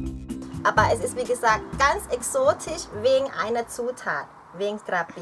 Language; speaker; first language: German; early bilingual, other home language; Thai